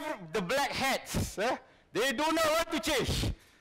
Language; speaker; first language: English; non-native, local second language; Malay